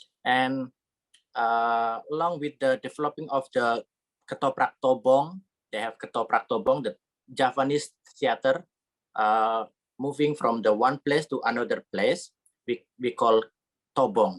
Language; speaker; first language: English; non-native, learner; Indonesian